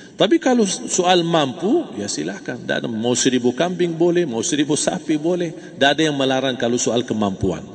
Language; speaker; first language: Malay; non-native, fluent; Arabic